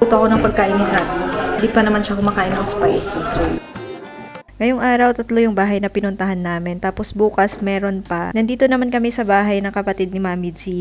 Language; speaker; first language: Filipino; native; Filipino